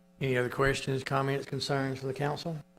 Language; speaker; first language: English; native; English